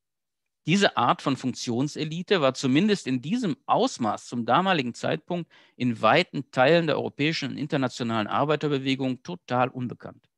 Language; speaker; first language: German; native; German